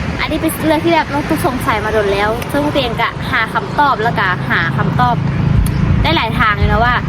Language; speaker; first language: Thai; non-native, learner; Lao